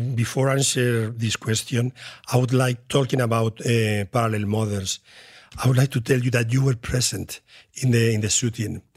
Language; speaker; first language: English; non-native, fluent; Spanish